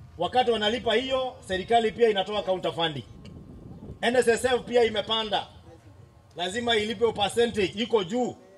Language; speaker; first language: Swahili; non-native, local second language; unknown